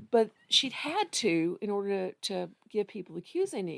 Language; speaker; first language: English; native; English